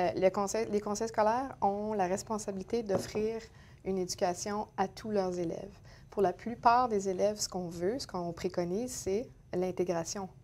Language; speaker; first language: French; native; French